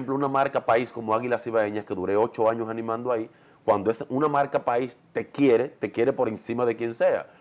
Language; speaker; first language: Spanish; native; Spanish